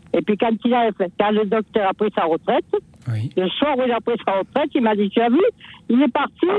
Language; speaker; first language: French; native; French